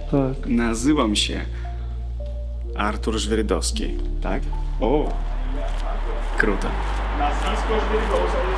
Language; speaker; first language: Polish; non-native, learner; Russian